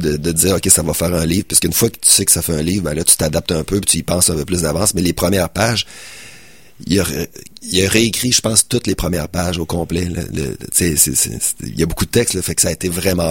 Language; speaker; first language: French; native; French